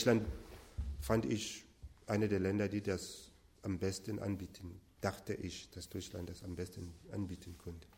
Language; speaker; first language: German; non-native, fluent; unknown